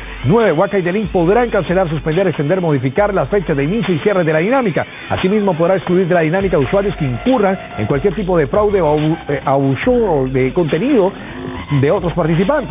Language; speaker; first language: Spanish; native; Spanish